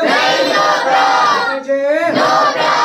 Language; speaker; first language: English; non-native, learner; Hindi